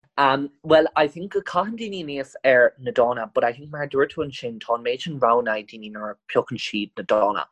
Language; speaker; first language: Irish; non-native, local second language; English